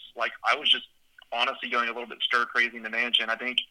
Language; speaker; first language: English; native; English